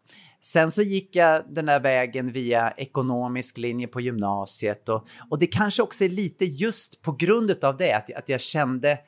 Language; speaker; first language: Swedish; native; Swedish